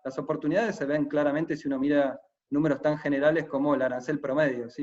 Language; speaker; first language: Spanish; native; Spanish